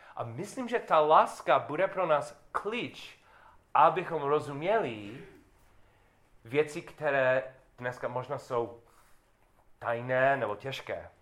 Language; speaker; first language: Czech; non-native, learner; English